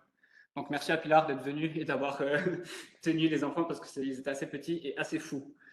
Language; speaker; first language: French; native; French